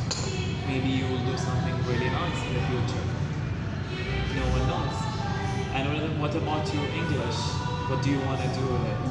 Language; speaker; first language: English; non-native, learner; Arabic